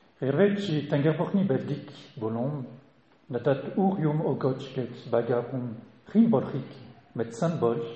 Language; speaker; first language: Mongolian; non-native, learner; French